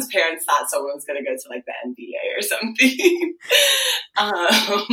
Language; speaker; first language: English; early bilingual, other home language; Akan